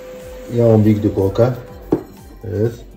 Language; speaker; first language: Romanian; non-native, learner; Arabic